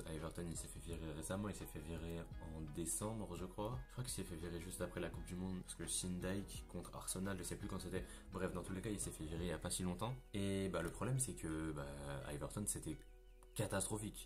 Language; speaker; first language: French; native; French